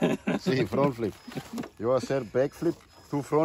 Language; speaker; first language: Spanish; non-native, learner; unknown